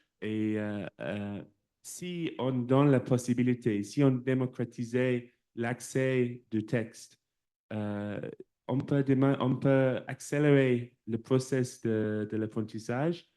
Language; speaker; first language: French; non-native, fluent; English